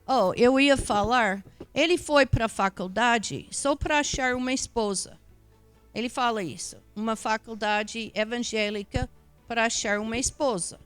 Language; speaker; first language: Portuguese; non-native, fluent; English